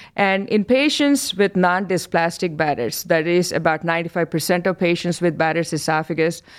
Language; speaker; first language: English; non-native, local second language; Telugu